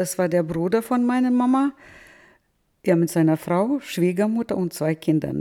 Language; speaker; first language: German; early bilingual, heritage; German